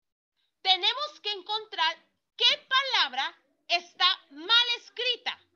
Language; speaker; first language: Spanish; native; Spanish